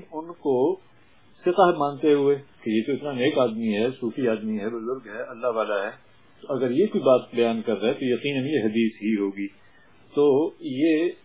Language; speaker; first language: Urdu; non-native, local second language; Punjabi